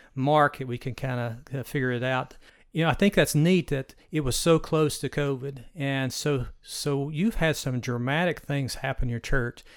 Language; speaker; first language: English; native; English